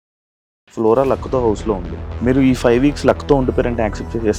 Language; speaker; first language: Telugu; native; Telugu